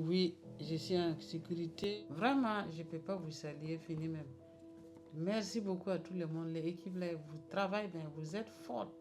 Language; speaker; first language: French; non-native, learner; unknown